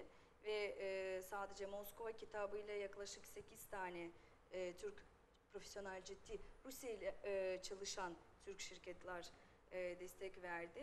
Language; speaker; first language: Turkish; non-native, fluent; Russian